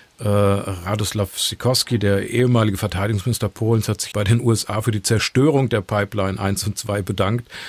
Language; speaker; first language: German; native; German